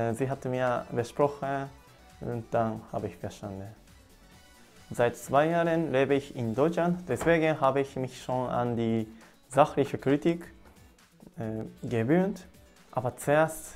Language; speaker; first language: German; non-native, learner; Japanese